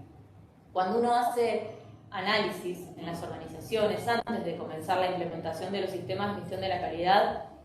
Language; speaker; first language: Spanish; native; Spanish